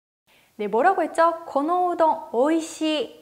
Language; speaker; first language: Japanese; non-native, fluent; Korean